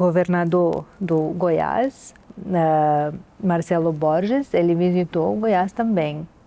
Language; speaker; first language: Portuguese; non-native, fluent; Serbian